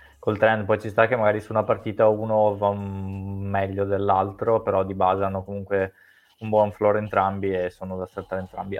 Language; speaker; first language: Italian; native; Italian